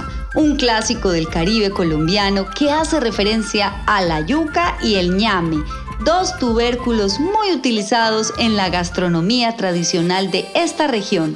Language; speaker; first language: Spanish; native; Spanish